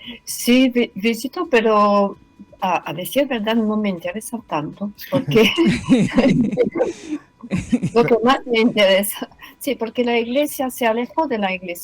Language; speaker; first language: Spanish; non-native, fluent; French